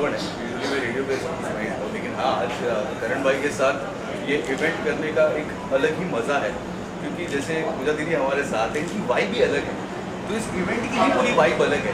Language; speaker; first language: Hindi; native; Hindi